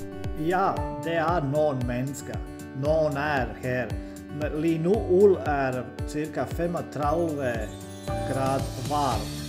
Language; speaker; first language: Swedish; non-native, learner; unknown